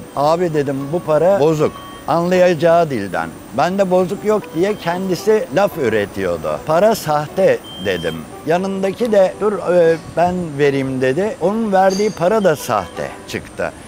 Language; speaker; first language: Turkish; native; Turkish